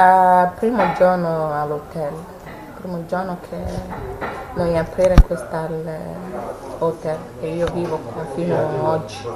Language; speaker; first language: Italian; non-native, learner; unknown